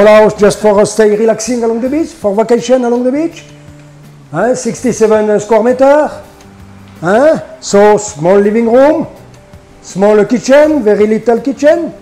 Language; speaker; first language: English; non-native, learner; French